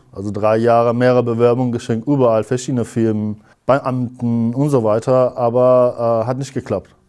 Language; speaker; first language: German; non-native, fluent; Persian